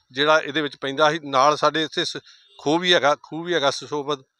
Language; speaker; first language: Punjabi; native; Punjabi